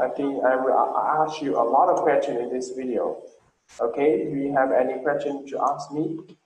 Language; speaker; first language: English; non-native, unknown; Vietnamese